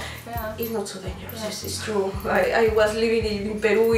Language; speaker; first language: English; non-native, learner; Spanish